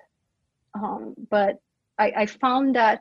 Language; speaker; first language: English; non-native, fluent; Portuguese